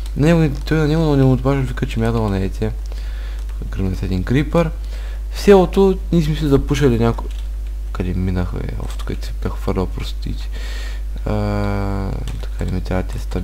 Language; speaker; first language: Bulgarian; native; Bulgarian